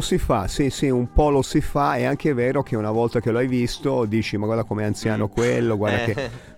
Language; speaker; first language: Italian; native; Italian